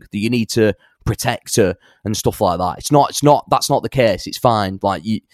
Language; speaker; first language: English; native; English